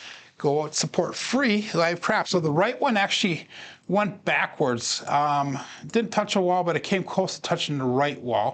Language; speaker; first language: English; native; English